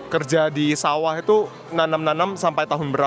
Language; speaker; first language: Indonesian; native; Indonesian